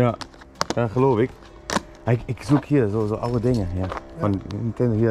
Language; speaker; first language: Dutch; non-native, learner; German